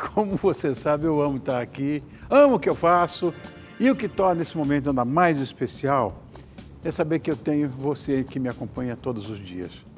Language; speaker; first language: Portuguese; native; Portuguese